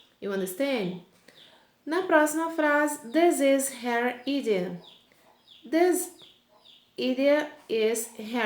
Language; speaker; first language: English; non-native, fluent; Portuguese